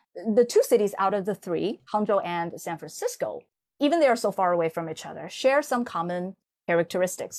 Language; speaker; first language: English; non-native, fluent; Chinese